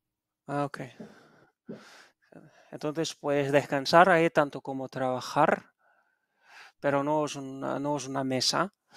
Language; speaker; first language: Spanish; non-native, fluent; Dutch